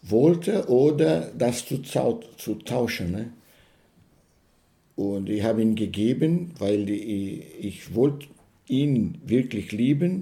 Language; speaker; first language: German; non-native, learner; Portuguese